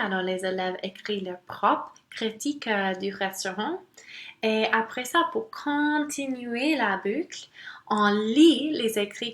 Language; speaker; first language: French; non-native, local second language; English